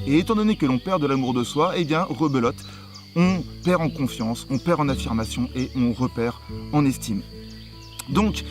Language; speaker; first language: French; native; French